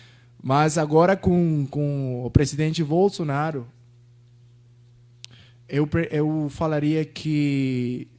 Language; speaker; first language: Portuguese; non-native, fluent; Spanish